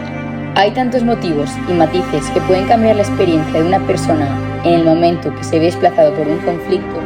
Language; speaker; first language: Spanish; native; Spanish